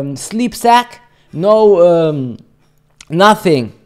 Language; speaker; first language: English; non-native, learner; German